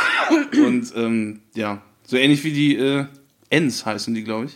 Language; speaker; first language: German; native; German